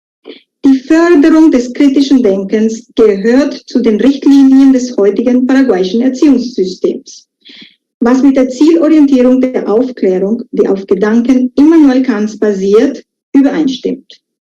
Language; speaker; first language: German; non-native, fluent; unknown